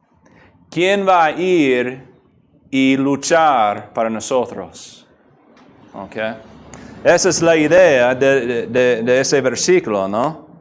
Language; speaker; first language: Spanish; non-native, fluent; English